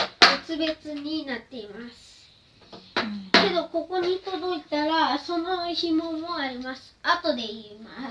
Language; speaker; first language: Japanese; early bilingual, other home language; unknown